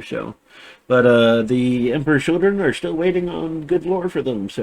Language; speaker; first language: English; native; English